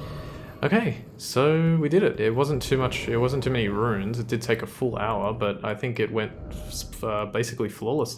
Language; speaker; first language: English; native; English